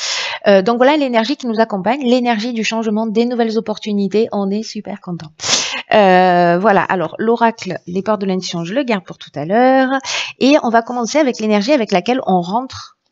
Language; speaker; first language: French; native; French